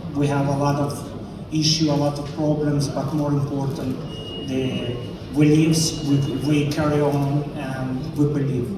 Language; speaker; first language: English; non-native, learner; Ukrainian